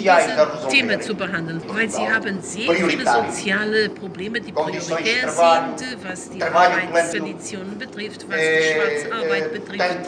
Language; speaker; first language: German; non-native, fluent; Portuguese